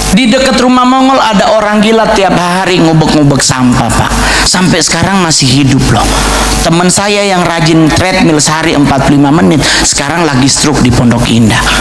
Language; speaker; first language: Indonesian; native; Indonesian